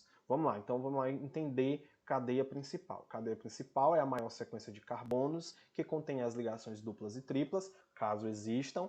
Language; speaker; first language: Portuguese; native; Portuguese